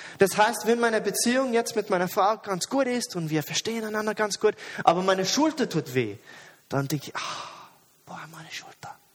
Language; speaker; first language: German; non-native, fluent; English